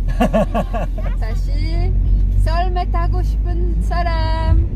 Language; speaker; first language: Korean; non-native, fluent; French